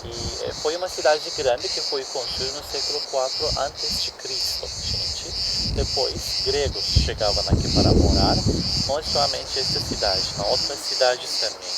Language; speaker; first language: Portuguese; non-native, fluent; Turkish